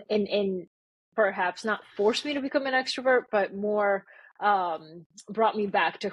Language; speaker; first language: English; early bilingual, other home language; Bulgarian